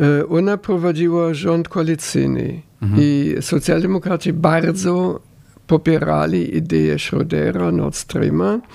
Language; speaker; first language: Polish; non-native, fluent; German